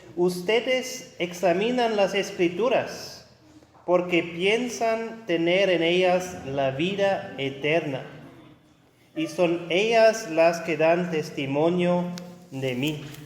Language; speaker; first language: Spanish; non-native, fluent; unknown